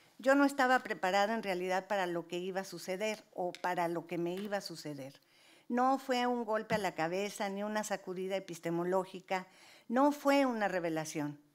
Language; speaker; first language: Spanish; native; Spanish